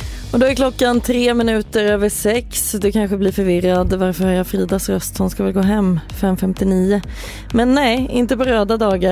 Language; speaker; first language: Swedish; native; Swedish